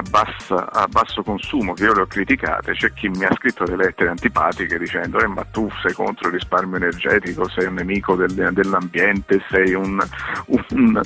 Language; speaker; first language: Italian; native; Italian